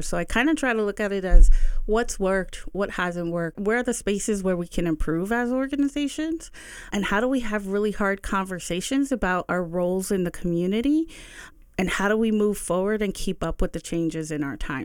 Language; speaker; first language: English; early bilingual, other home language; Spanish